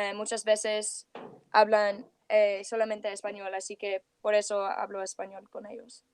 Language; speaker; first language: Spanish; early bilingual, heritage; Spanish